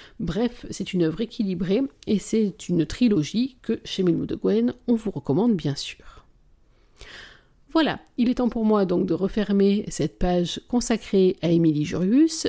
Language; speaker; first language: French; native; French